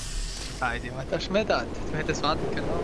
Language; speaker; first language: German; native; German